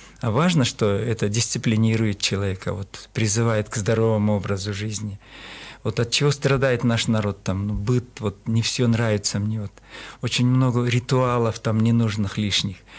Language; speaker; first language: Russian; non-native, local second language; Kyrgyz